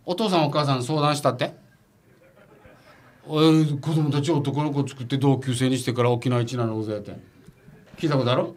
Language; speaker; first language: Japanese; native; Japanese